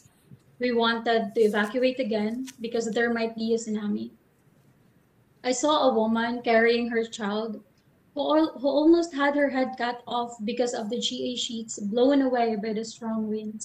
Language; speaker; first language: English; non-native, local second language; Waray